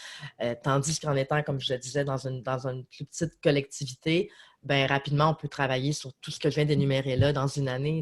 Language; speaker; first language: French; native; French